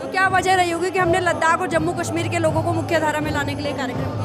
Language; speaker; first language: Hindi; native; Hindi